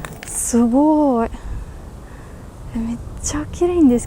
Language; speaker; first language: Japanese; non-native, fluent; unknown